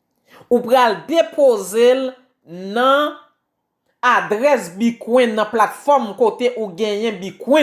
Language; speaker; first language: French; non-native, local second language; Haitian Creole